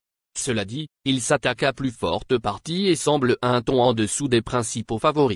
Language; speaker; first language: French; native; French